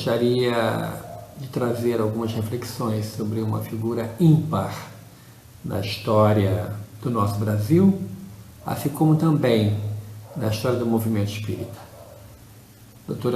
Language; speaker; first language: Portuguese; native; Portuguese